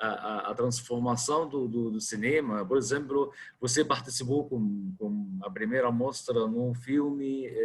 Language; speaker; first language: Portuguese; non-native, fluent; Arabic